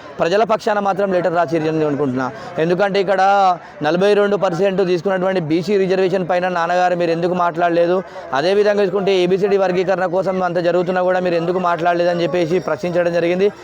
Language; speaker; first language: Telugu; native; Telugu